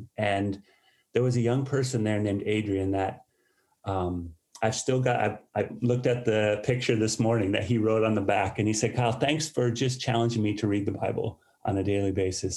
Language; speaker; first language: English; native; English